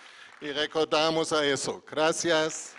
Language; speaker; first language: Spanish; non-native, fluent; German